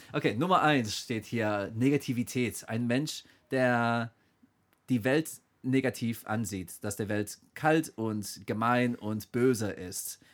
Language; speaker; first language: German; non-native, fluent; English